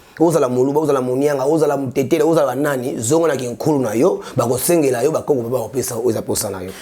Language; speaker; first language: Lingala; native; Lingala